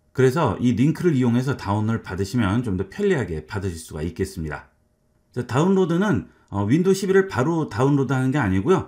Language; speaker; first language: Korean; native; Korean